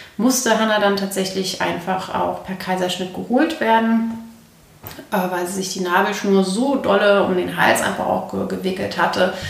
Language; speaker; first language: German; native; German